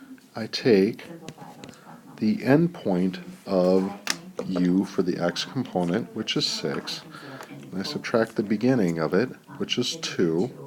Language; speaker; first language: English; native; English